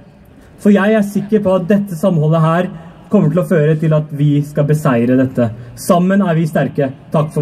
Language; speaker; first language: Norwegian; early bilingual, other home language; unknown